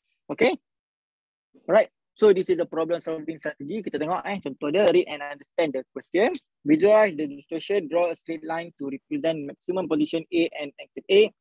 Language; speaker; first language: English; non-native, local second language; Malay